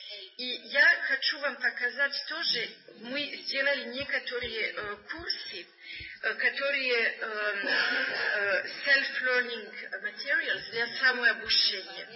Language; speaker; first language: Russian; non-native, learner; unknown